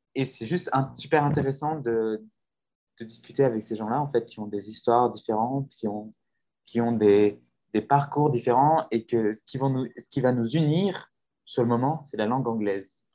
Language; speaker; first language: French; native; French